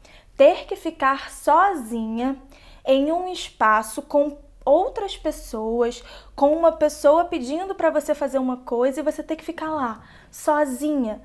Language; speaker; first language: Portuguese; native; Portuguese